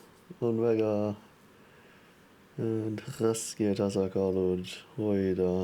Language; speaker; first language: Estonian; non-native, learner; English